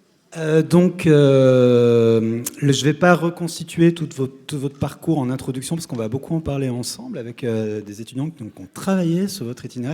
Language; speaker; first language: French; native; French